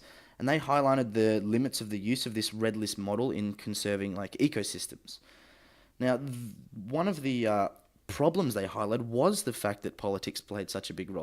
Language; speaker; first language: English; native; English